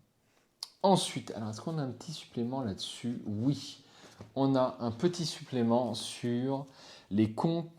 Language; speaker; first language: French; native; French